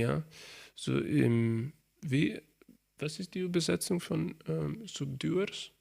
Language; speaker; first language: German; non-native, learner; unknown